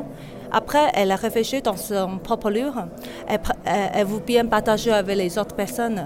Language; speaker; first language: French; non-native, fluent; Chinese